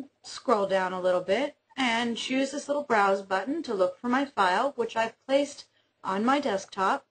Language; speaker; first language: English; native; English